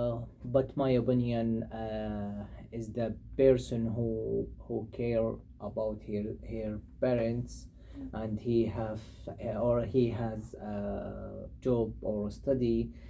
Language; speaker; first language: English; non-native, learner; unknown